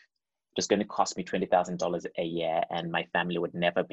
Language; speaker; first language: English; non-native, local second language; Shona